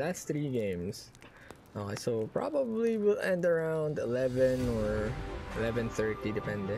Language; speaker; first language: English; non-native, local second language; Filipino